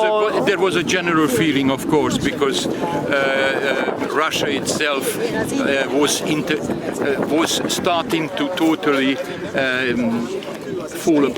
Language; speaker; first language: English; non-native, fluent; Hungarian